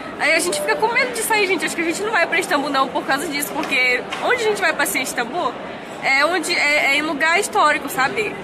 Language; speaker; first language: Portuguese; native; Portuguese